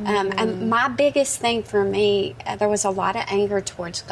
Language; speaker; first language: English; native; English